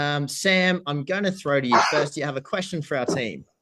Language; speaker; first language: English; native; English